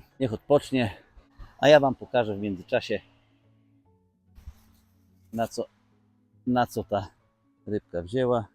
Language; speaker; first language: Polish; native; Polish